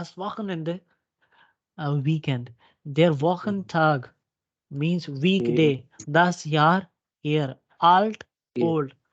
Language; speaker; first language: German; non-native, fluent; Urdu